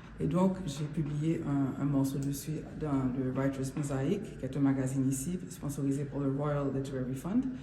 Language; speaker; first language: French; non-native, local second language; Haitian Creole